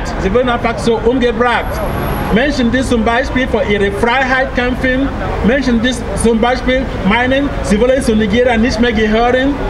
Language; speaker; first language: German; non-native, fluent; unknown